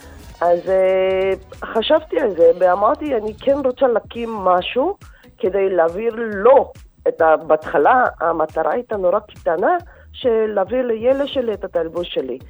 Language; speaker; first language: Hebrew; non-native, fluent; Korean